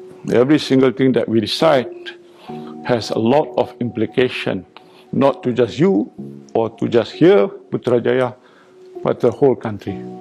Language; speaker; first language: English; non-native, local second language; Malay